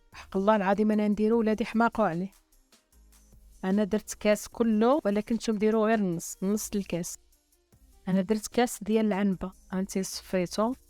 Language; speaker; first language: Arabic; native; Arabic